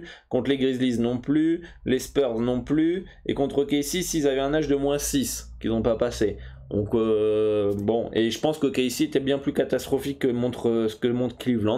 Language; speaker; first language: French; native; French